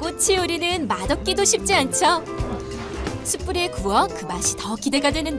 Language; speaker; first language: Korean; native; Korean